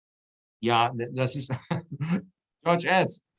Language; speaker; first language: German; native; German